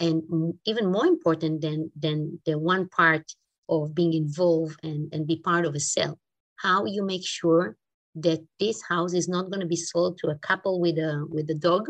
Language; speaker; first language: English; non-native, fluent; Hebrew